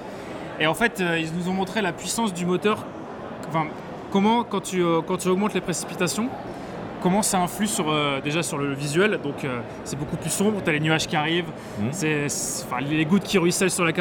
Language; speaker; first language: French; native; French